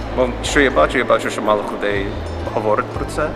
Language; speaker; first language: Ukrainian; early bilingual, heritage; English